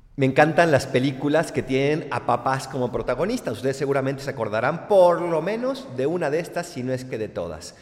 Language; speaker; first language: Spanish; native; Spanish